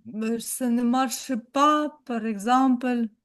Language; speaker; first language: French; non-native, learner; Ukrainian